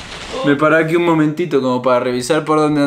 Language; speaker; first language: Spanish; native; Spanish